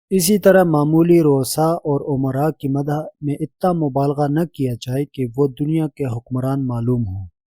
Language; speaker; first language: Urdu; native; Urdu